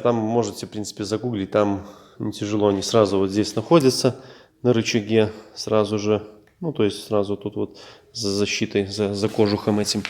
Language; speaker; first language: Russian; native; Russian